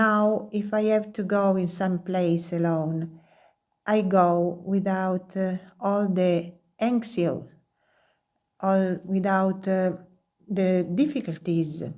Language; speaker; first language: English; non-native, learner; Italian